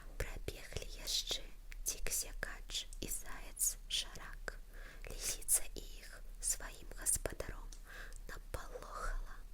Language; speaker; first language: Belarusian; non-native, local second language; Russian